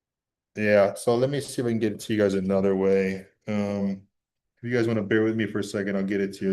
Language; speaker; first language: English; native; English